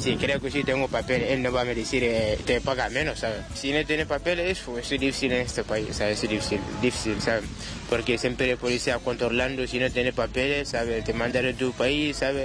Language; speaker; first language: Spanish; non-native, learner; Wolof